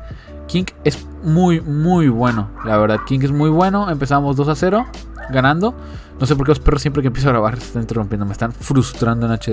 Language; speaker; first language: Spanish; native; Spanish